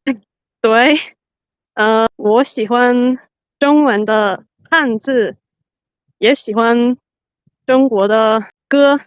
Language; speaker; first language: Chinese; non-native, learner; Finnish